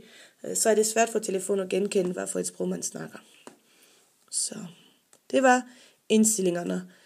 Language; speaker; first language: Danish; non-native, fluent; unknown